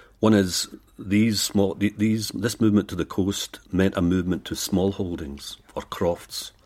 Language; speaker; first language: English; native; English